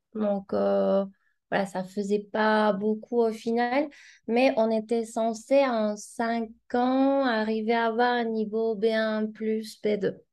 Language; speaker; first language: French; non-native, fluent; Spanish